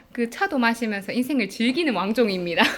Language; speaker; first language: Korean; native; Korean